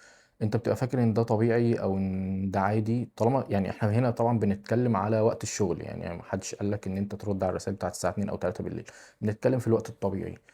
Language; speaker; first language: Arabic; native; Arabic